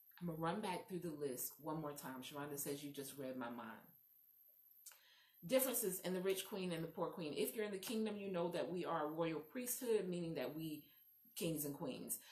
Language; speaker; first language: English; native; English